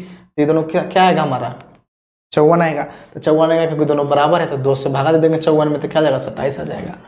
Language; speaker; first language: Hindi; native; Hindi